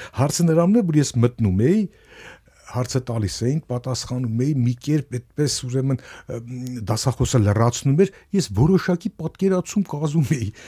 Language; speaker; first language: Armenian; native; Armenian